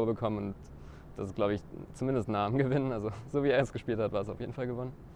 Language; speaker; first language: German; native; German